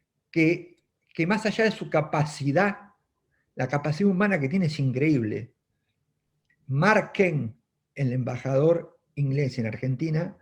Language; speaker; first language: Spanish; native; Spanish